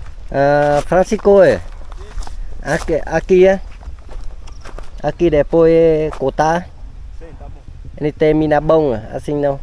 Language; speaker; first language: Portuguese; non-native, learner; Vietnamese